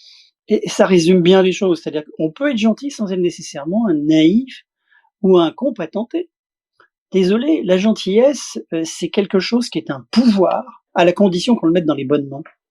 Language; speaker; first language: French; native; French